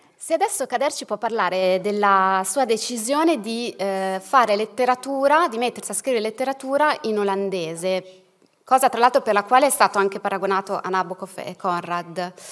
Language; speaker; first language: Italian; native; Italian